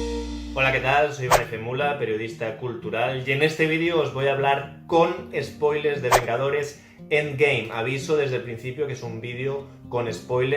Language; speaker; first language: Spanish; native; Spanish